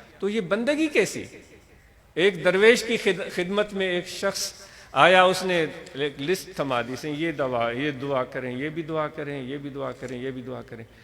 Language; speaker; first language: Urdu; non-native, local second language; Sindhi